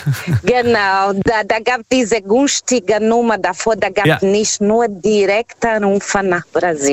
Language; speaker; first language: German; non-native, fluent; Portuguese